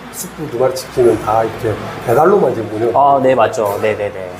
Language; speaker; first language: Korean; native; Korean